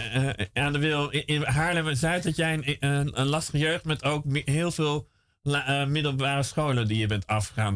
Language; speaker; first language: Dutch; native; Dutch